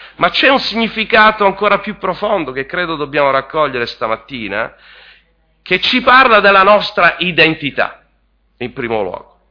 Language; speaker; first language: Italian; native; Italian